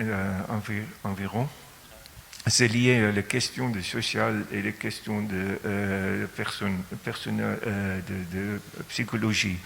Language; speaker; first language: French; non-native, fluent; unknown